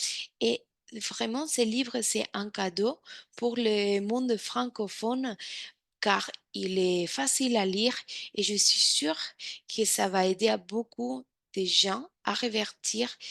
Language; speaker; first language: French; non-native, fluent; Spanish